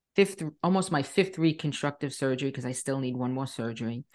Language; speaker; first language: English; native; English